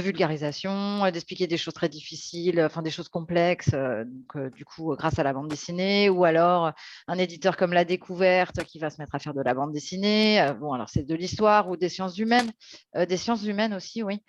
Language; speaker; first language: French; native; French